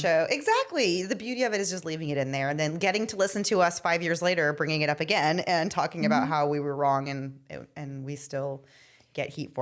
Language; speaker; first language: English; native; English